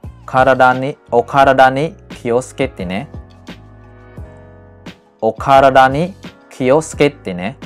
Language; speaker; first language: Japanese; non-native, fluent; Khmer